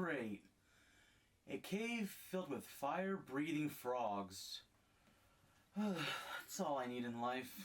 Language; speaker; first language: English; native; English